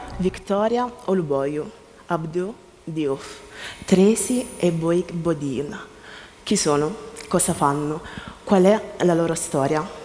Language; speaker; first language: Italian; native; Italian